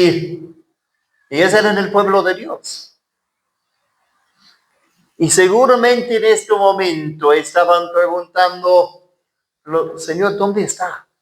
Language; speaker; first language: Spanish; non-native, fluent; English